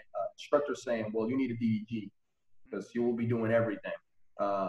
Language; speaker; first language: English; non-native, fluent; Spanish